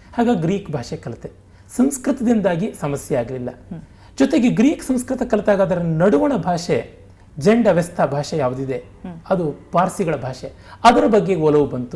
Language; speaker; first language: Kannada; non-native, local second language; Tamil